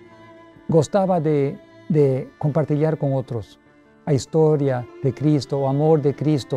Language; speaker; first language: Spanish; non-native, learner; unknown